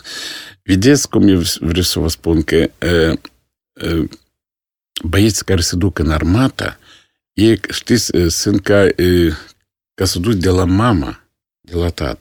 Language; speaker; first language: Romanian; non-native, local second language; Russian